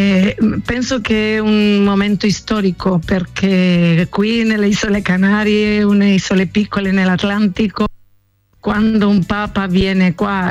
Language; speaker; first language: Italian; non-native, fluent; Spanish